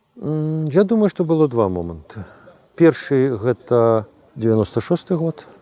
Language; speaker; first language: Belarusian; non-native, local second language; Russian